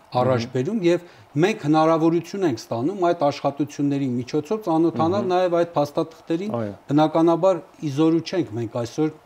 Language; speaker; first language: Armenian; native; Armenian